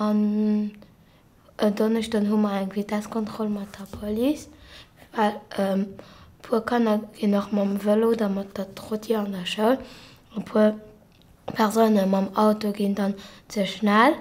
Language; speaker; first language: German; non-native, local second language; Luxembourgish